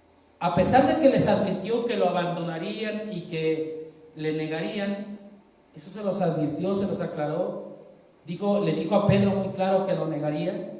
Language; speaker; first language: Spanish; native; Spanish